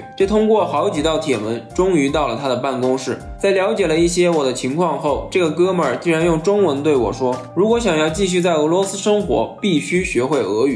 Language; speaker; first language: Chinese; native; Chinese